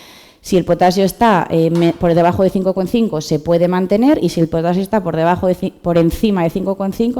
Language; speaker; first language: Spanish; native; Spanish